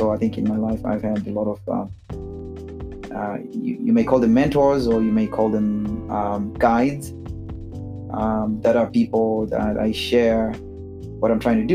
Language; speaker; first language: English; non-native, local second language; Shona